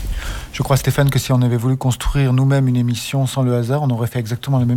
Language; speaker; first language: French; native; French